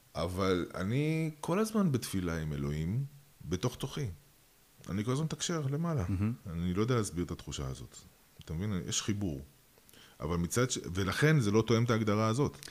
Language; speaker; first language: Hebrew; early bilingual, other home language; Russian